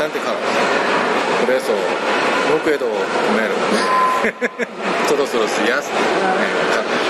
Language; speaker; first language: Spanish; non-native, learner; Japanese